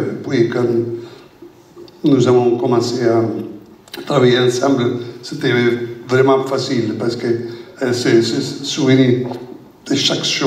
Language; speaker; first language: French; non-native, learner; Italian